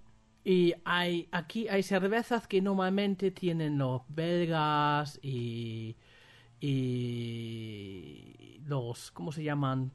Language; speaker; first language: Spanish; non-native, fluent; German